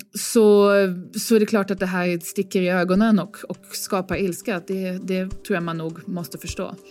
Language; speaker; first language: Swedish; native; Swedish